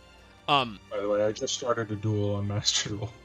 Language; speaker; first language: English; native; English